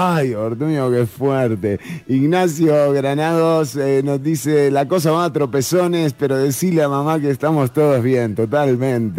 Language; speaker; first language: Spanish; native; Spanish